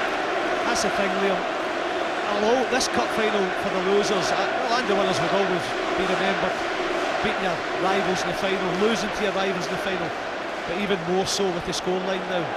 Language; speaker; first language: English; native; English